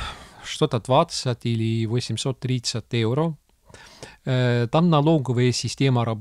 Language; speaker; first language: Russian; non-native, local second language; Estonian